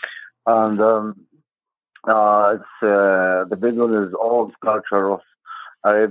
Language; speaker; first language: English; non-native, learner; Arabic